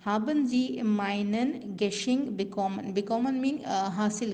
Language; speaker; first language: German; non-native, learner; Urdu